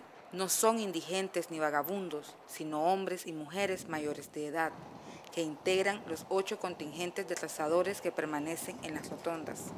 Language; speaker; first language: Spanish; native; Spanish